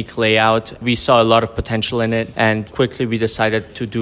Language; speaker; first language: English; non-native, fluent; German